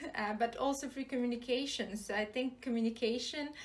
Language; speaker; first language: English; non-native, fluent; Serbian